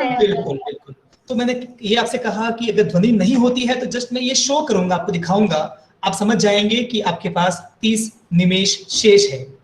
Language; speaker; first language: Hindi; native; Hindi